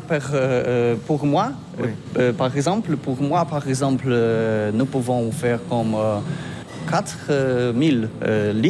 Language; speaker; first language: French; non-native, learner; Polish